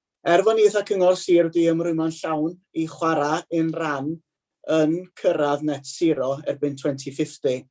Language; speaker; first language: Welsh; native; Welsh